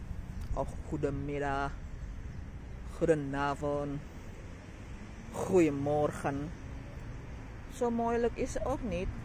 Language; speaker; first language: Dutch; non-native, fluent; Indonesian